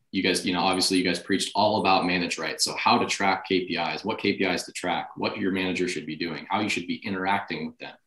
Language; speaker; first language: English; native; English